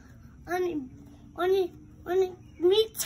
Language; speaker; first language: Nepali; early bilingual, heritage; Nepali